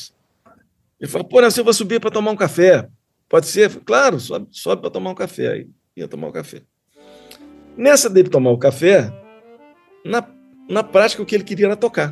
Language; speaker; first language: Portuguese; native; Portuguese